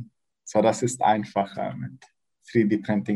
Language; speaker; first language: German; non-native, learner; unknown